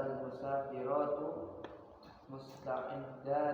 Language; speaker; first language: Arabic; non-native, learner; Indonesian